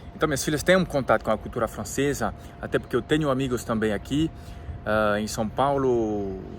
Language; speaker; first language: Portuguese; non-native, fluent; French